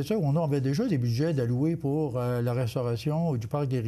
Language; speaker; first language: French; native; French